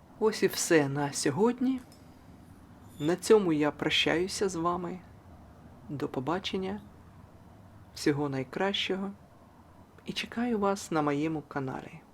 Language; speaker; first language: Ukrainian; non-native, local second language; Russian